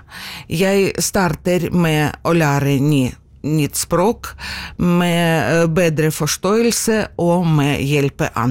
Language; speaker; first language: Norwegian; non-native, learner; Ukrainian